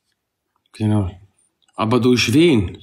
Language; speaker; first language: German; non-native, local second language; Arabic